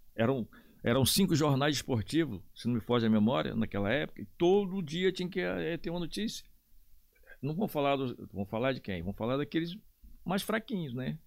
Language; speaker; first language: Portuguese; native; Portuguese